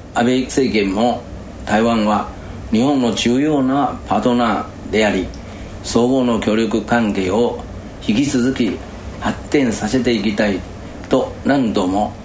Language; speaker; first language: Japanese; non-native, fluent; Chinese